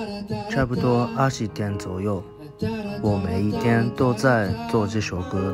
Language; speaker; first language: Chinese; non-native, fluent; Japanese